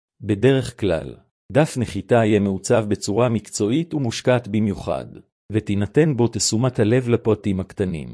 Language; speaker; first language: Hebrew; native; Hebrew